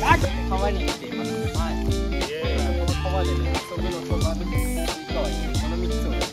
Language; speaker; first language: Japanese; native; Japanese